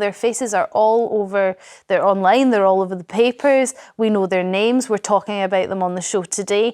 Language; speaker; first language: English; native; English